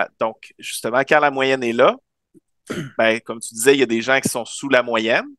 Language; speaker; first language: French; native; French